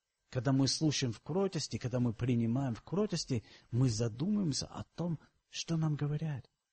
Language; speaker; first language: Russian; non-native, fluent; English